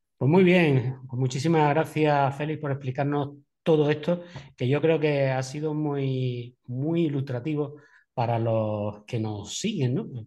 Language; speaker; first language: Spanish; native; Spanish